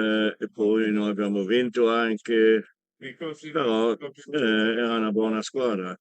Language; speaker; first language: Italian; non-native, learner; German